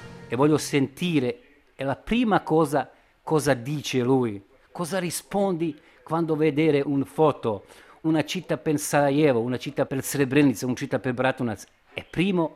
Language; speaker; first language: Italian; non-native, learner; Bosnian